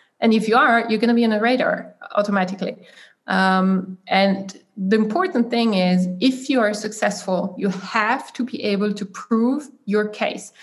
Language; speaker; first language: English; non-native, fluent; German